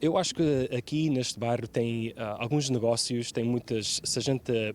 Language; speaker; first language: Portuguese; early bilingual, heritage; Portuguese